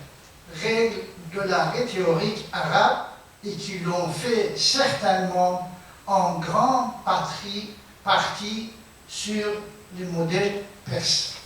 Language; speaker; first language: French; non-native, fluent; Persian